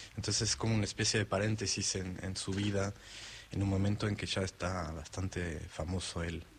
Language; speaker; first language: Spanish; non-native, fluent; French